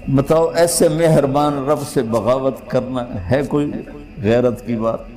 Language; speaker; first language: Urdu; non-native, local second language; Punjabi